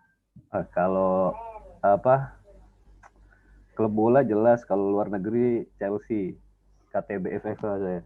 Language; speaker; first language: Indonesian; native; Indonesian